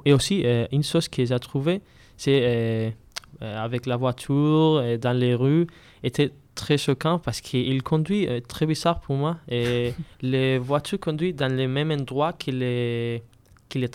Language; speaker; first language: French; non-native, learner; Spanish